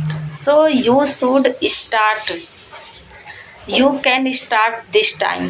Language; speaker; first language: English; non-native, learner; Hindi